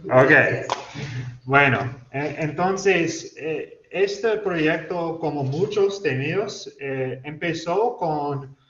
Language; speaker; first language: Spanish; non-native, fluent; English